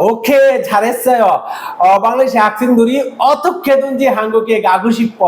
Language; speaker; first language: Korean; non-native, fluent; Bangla